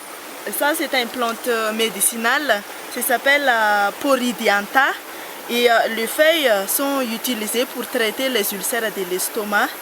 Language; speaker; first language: French; non-native, local second language; Malagasy